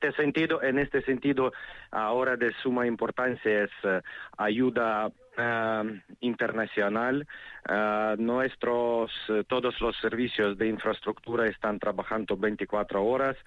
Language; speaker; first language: Spanish; non-native, fluent; Ukrainian